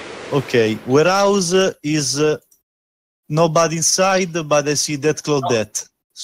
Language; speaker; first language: English; non-native, learner; Italian